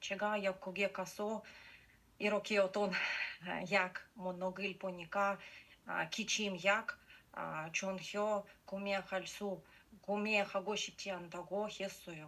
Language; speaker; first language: Korean; non-native, learner; Russian